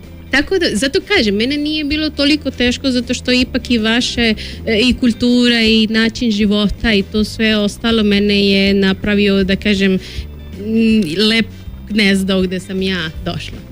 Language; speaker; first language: Serbian; non-native, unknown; Spanish